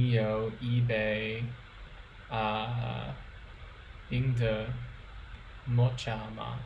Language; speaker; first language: Chinese; non-native, learner; English